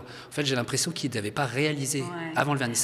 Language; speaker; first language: French; native; French